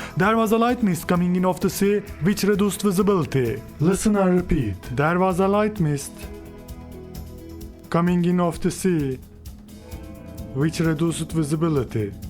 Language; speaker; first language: English; non-native, fluent; Turkish